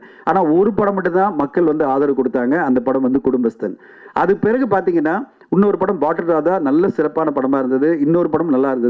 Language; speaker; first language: Tamil; native; Tamil